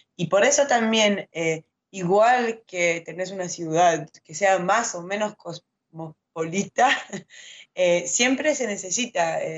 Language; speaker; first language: Spanish; non-native, fluent; French